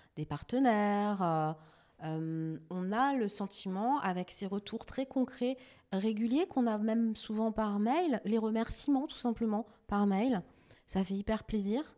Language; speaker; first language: French; native; French